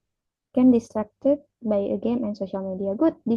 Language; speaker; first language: English; non-native, fluent; Indonesian